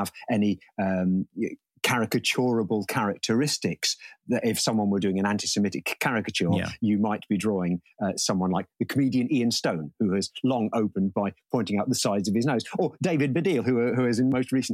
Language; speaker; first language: English; native; English